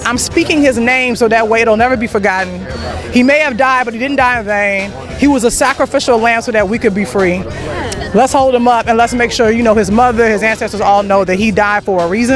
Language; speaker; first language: English; native; English